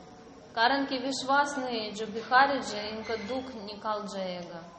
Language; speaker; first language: Hindi; non-native, learner; Russian